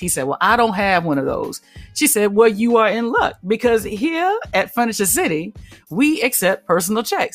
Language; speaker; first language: English; native; English